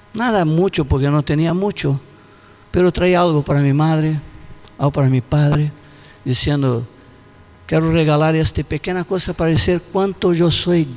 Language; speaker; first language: Spanish; non-native, learner; Portuguese